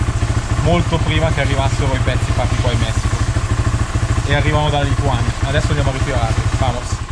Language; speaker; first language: Italian; native; Italian